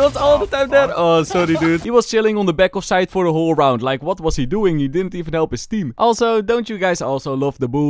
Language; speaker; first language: English; non-native, fluent; Dutch